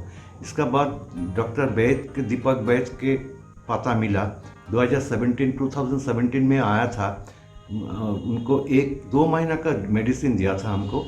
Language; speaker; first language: Hindi; non-native, local second language; Bangla